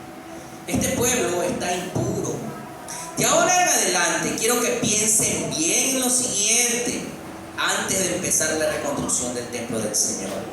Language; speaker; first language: Spanish; native; Spanish